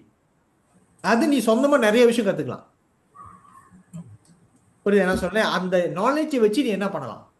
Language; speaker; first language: Tamil; native; Tamil